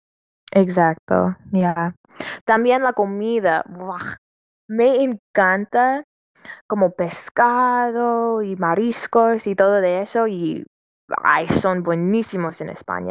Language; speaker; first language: Spanish; non-native, fluent; English